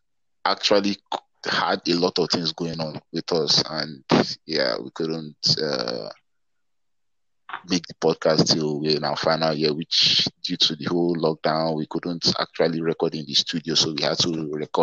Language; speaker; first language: English; non-native, local second language; Igbo